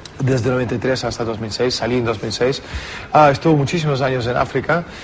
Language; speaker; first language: Spanish; non-native, fluent; Russian